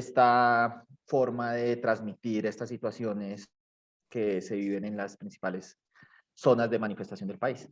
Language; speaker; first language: Spanish; native; Spanish